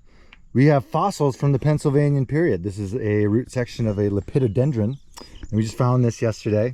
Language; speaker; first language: English; native; English